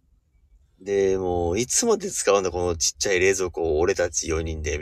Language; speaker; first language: Japanese; native; Japanese